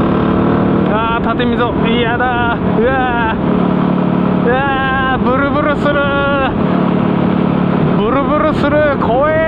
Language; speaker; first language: Japanese; native; Japanese